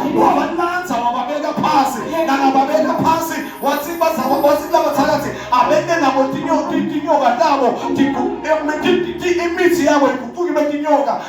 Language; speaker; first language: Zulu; non-native, local second language; Swati